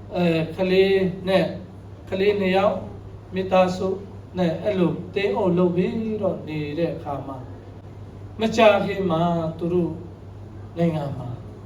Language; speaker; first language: Burmese; non-native, local second language; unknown